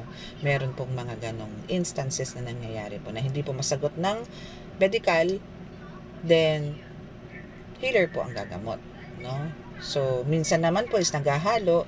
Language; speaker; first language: Filipino; native; Filipino